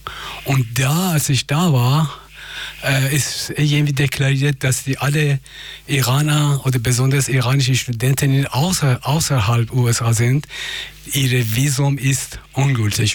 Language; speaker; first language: German; non-native, fluent; Persian